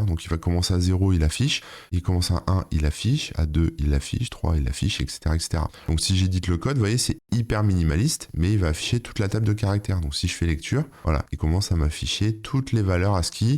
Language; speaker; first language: French; native; French